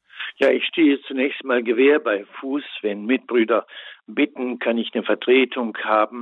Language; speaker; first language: German; native; German